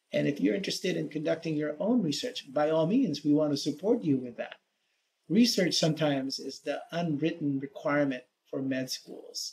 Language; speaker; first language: English; native; English